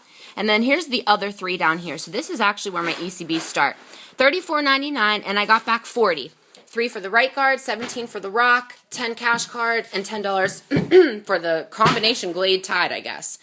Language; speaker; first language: English; native; English